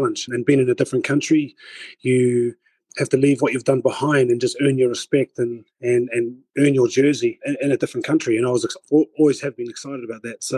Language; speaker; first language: English; native; English